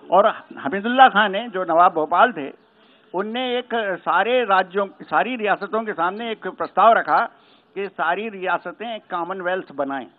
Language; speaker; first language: Hindi; native; Hindi